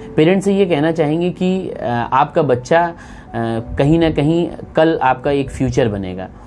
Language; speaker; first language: Hindi; native; Hindi